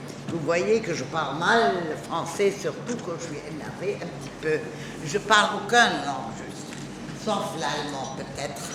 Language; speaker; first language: French; non-native, learner; German